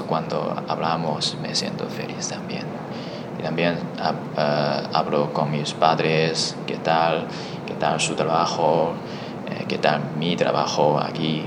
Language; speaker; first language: Spanish; non-native, learner; Chinese